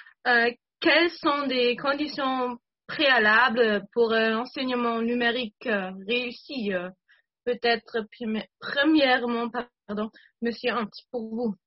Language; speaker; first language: French; non-native, fluent; German